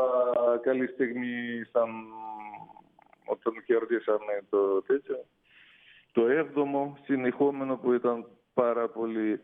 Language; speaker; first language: Greek; non-native, fluent; Russian